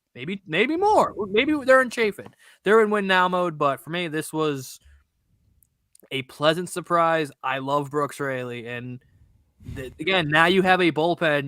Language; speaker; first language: English; native; English